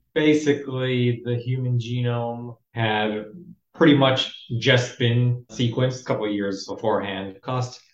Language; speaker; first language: English; native; English